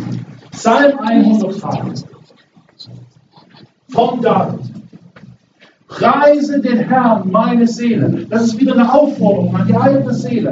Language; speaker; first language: German; native; German